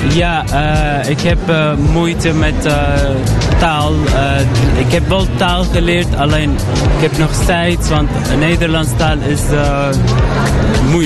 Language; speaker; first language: Dutch; non-native, learner; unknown